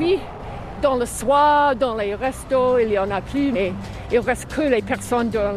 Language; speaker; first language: French; non-native, fluent; English